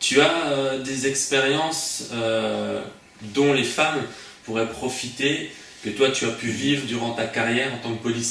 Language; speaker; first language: French; native; French